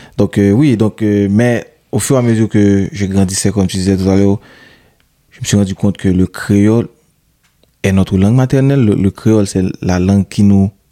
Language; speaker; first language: French; non-native, local second language; Haitian Creole